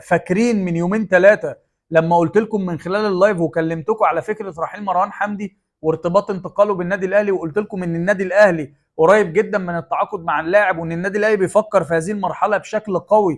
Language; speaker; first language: Arabic; native; Arabic